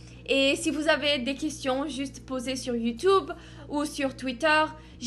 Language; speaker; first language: French; non-native, fluent; Portuguese